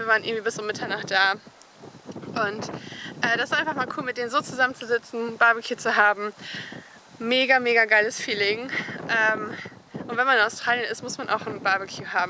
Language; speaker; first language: German; native; German